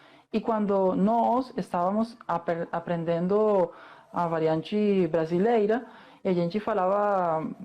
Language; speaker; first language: Portuguese; non-native, fluent; Spanish